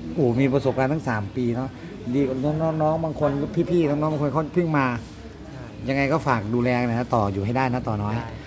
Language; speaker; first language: Thai; native; Thai